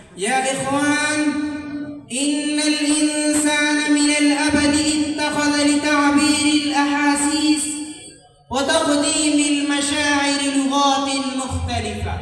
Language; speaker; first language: Arabic; non-native, learner; Urdu